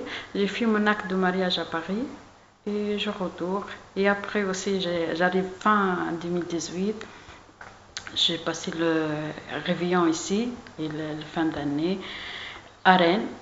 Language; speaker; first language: French; non-native, learner; Arabic